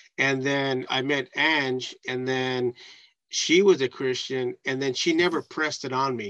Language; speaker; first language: English; early bilingual, other home language; Spanish